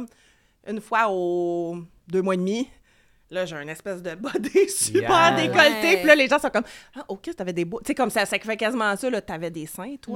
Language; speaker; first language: French; native; French